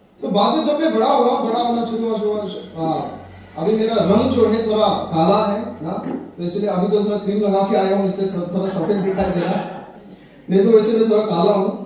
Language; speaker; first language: Hindi; non-native, local second language; Nepali